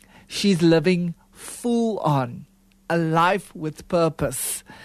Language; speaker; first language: English; non-native, local second language; Afrikaans